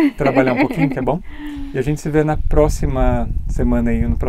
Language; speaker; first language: Portuguese; native; Portuguese